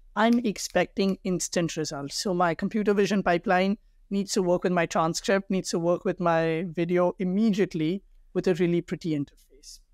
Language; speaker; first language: English; non-native, local second language; Hindi